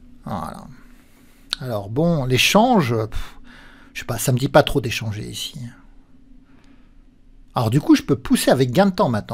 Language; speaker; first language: French; native; French